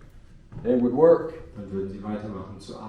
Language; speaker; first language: German; native; German